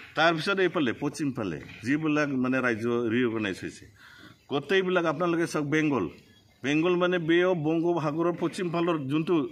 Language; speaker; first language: Assamese; non-native, local second language; Bodo